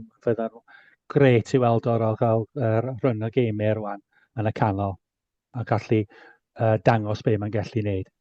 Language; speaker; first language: Welsh; native; Welsh